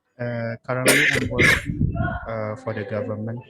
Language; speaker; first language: English; non-native, learner; Indonesian